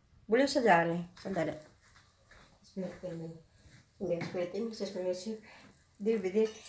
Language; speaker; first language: Italian; non-native, learner; Filipino